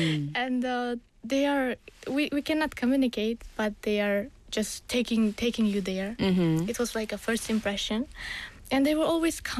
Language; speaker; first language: English; non-native, fluent; Uzbek